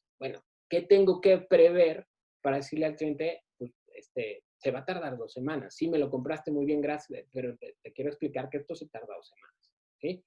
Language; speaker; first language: Spanish; native; Spanish